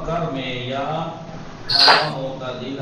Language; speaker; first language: Persian; non-native, fluent; Urdu